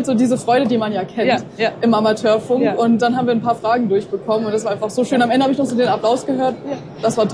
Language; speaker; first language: German; native; German